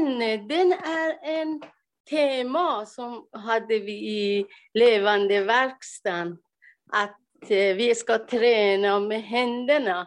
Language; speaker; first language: Swedish; non-native, learner; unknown